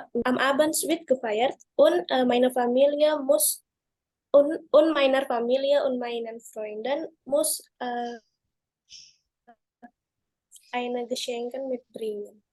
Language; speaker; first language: German; non-native, learner; Indonesian